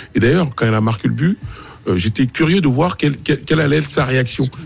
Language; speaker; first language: French; native; French